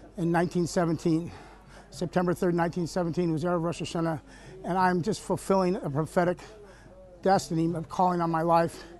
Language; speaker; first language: English; native; English